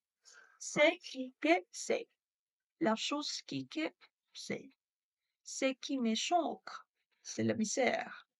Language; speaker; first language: French; non-native, learner; Spanish